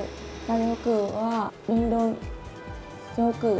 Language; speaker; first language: Japanese; non-native, learner; Vietnamese